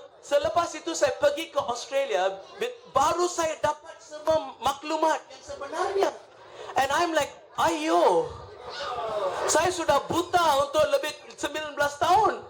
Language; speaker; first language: Malay; non-native, local second language; Tamil